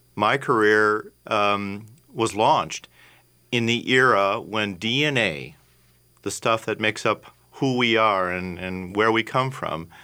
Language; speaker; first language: English; native; English